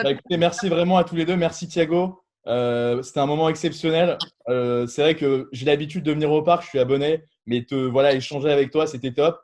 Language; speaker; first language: French; native; French